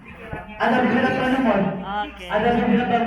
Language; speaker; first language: Indonesian; non-native, fluent; Arabic